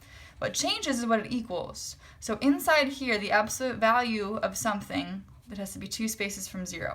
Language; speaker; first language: English; native; English